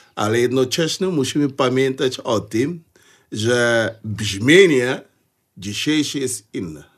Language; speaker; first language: Polish; non-native, fluent; Portuguese